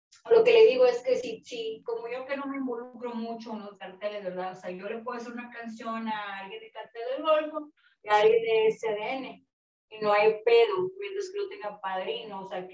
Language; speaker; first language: Spanish; early bilingual, other home language; English